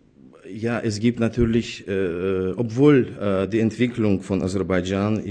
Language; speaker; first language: German; non-native, fluent; Azerbaijani